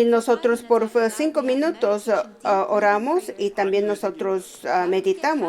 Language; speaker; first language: Spanish; non-native, fluent; Korean